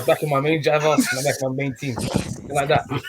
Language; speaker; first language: English; native; English